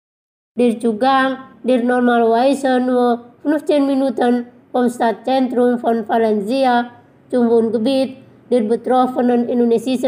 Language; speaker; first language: German; non-native, fluent; Indonesian